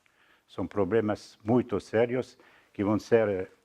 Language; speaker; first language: Spanish; non-native, fluent; French